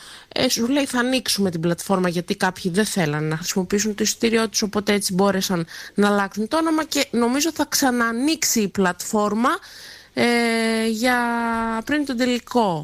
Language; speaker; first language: Greek; native; Greek